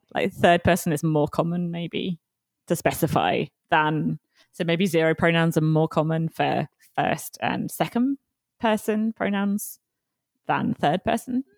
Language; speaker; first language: English; native; English